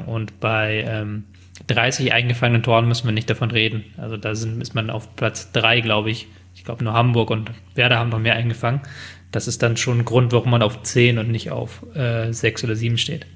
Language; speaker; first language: German; native; German